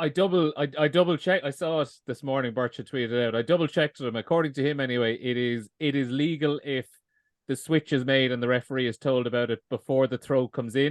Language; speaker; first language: English; native; English